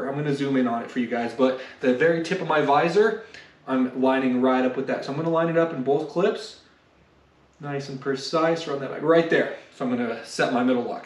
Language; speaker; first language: English; native; English